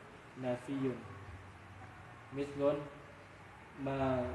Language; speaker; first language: Arabic; non-native, learner; Indonesian